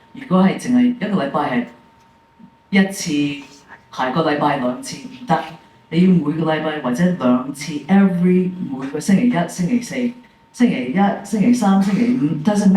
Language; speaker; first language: Cantonese; early bilingual, heritage; English